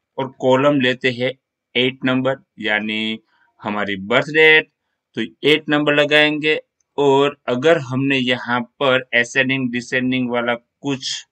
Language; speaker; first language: Hindi; non-native, local second language; Gujarati